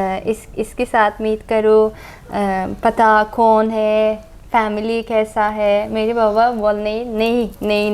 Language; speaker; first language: Hindi; non-native, learner; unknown